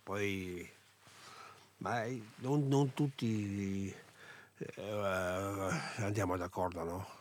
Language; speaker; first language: Italian; non-native, local second language; German